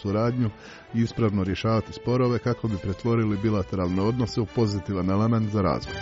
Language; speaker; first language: Croatian; non-native, fluent; Chinese